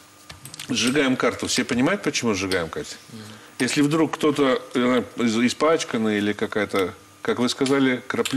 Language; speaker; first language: Russian; native; Russian